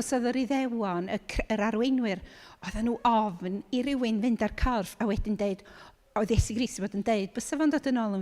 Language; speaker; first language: Welsh; native; Welsh